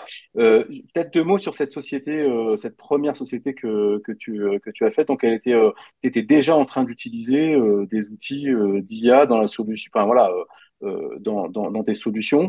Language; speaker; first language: French; native; French